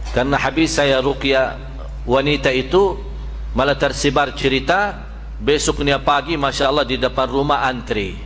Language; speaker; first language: Malay; non-native, fluent; Arabic